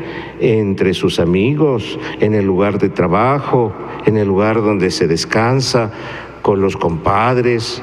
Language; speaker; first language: Spanish; native; Spanish